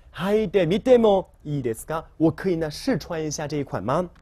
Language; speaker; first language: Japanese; non-native, fluent; Chinese